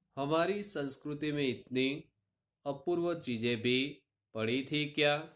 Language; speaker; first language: Hindi; non-native, local second language; Gujarati